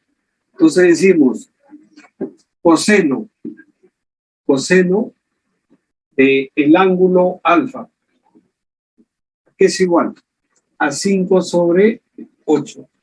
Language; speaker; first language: Spanish; native; Spanish